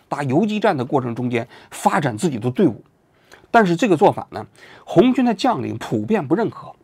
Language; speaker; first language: Chinese; native; Chinese